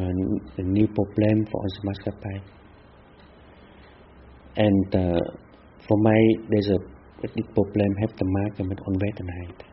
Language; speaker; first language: Dutch; non-native, fluent; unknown